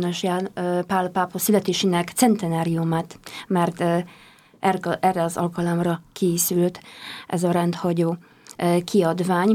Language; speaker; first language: Hungarian; non-native, fluent; Polish